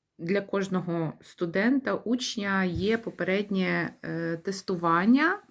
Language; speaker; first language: Ukrainian; native; Ukrainian